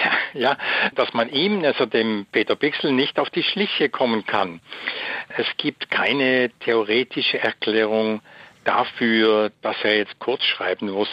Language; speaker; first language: German; native; German